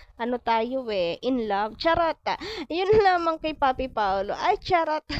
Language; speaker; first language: Filipino; non-native, local second language; Bikol